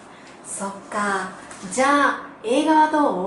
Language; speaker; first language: Japanese; non-native, learner; Korean